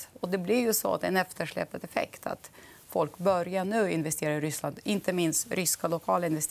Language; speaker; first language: Swedish; non-native, fluent; Russian